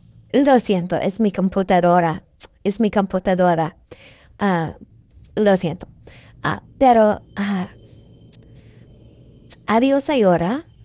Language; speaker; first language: Spanish; non-native, learner; English